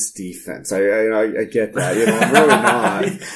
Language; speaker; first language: English; native; English